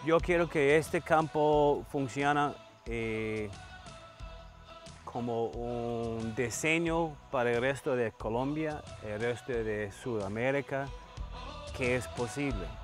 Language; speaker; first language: Spanish; non-native, learner; English